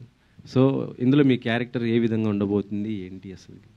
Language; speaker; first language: Telugu; native; Telugu